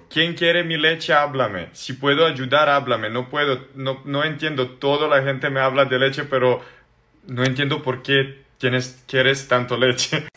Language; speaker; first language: Spanish; non-native, learner; Serbian